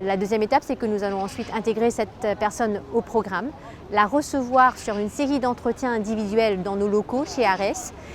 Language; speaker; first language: French; native; French